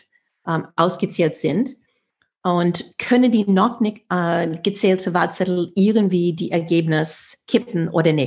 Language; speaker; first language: German; non-native, fluent; English